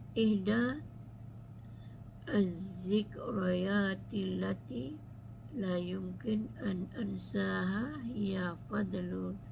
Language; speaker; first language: Arabic; non-native, learner; Malay